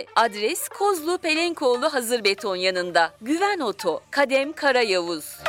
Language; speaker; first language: Turkish; native; Turkish